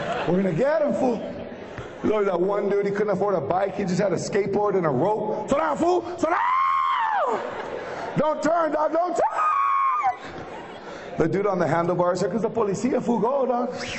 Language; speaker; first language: English; early bilingual, other home language; Spanish